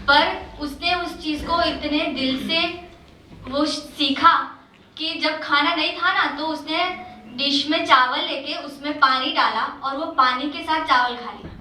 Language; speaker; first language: Hindi; native; Hindi